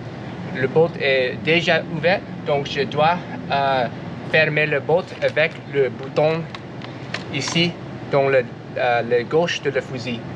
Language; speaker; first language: French; non-native, learner; English